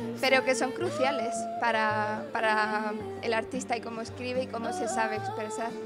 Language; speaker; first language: Spanish; early bilingual, other home language; English